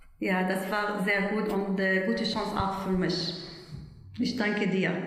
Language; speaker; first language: German; non-native, learner; Arabic